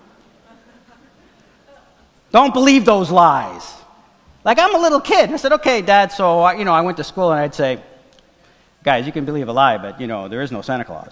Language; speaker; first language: English; non-native, fluent; Portuguese